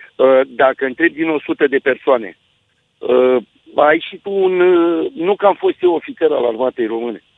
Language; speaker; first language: Romanian; native; Romanian